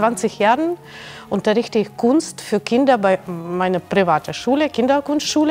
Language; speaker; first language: German; non-native, fluent; Russian